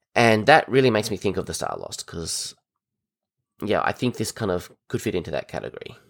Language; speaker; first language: English; native; English